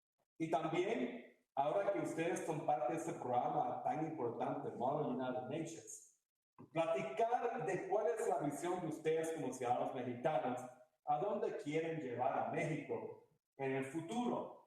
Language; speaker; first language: Spanish; early bilingual, heritage; Spanish